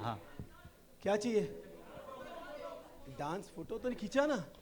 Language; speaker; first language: Hindi; native; Hindi